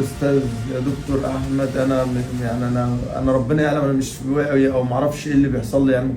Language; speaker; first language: Arabic; native; Arabic